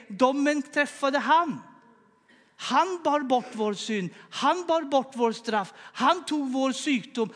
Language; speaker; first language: Swedish; native; Swedish